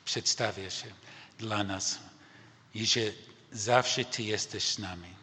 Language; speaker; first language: Polish; non-native, learner; English